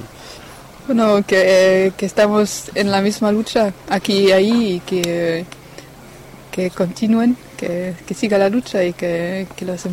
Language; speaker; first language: Spanish; non-native, fluent; French